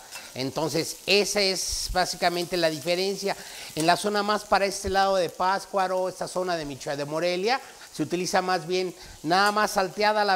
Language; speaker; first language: Spanish; native; Spanish